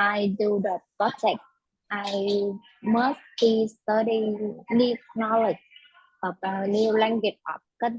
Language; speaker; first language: English; non-native, learner; Vietnamese